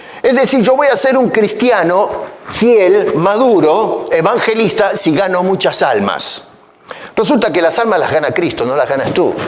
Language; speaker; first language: Spanish; native; Spanish